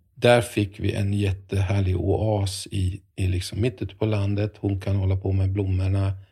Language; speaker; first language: Swedish; native; Swedish